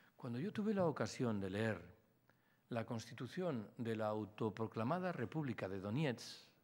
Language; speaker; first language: Spanish; native; Spanish